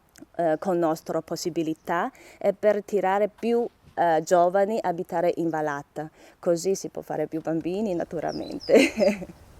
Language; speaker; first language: Italian; non-native, learner; Chinese